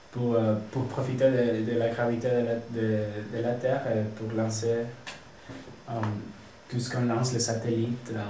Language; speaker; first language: French; non-native, fluent; Spanish